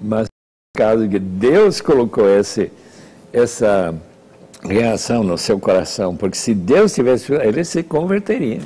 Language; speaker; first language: Portuguese; non-native, fluent; English